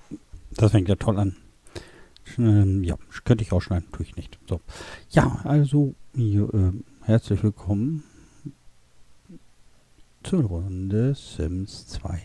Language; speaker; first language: German; native; German